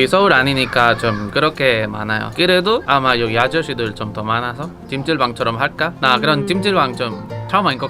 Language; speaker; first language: Korean; non-native, learner; Spanish